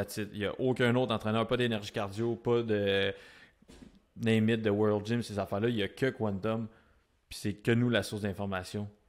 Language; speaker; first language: French; native; French